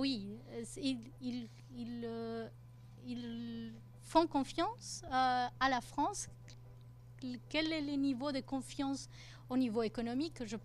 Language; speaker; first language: French; non-native, fluent; Spanish